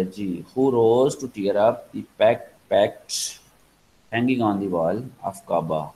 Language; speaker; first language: English; non-native, local second language; Urdu